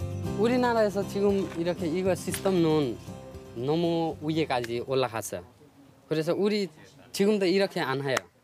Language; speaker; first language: Korean; non-native, learner; Nepali